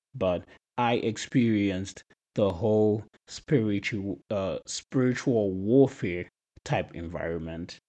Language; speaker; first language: English; non-native, local second language; Shona